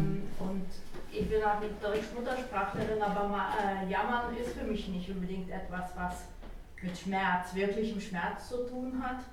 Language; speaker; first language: German; non-native, fluent; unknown